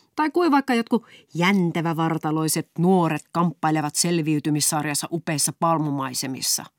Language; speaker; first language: Finnish; native; Finnish